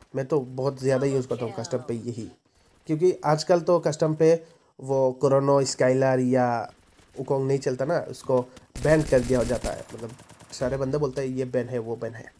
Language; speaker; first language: Hindi; native; Hindi